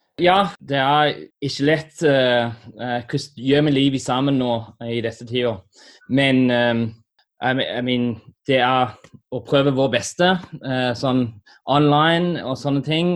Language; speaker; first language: Norwegian; non-native, fluent; English